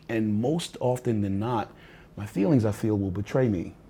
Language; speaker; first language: English; native; English